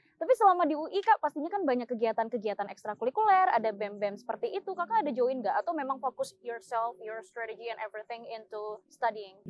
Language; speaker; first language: Indonesian; native; Indonesian